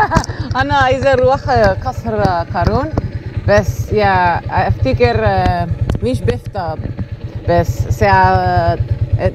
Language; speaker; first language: Arabic; non-native, learner; English